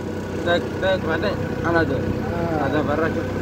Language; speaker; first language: Arabic; non-native, learner; Filipino